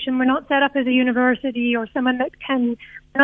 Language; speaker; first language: English; native; English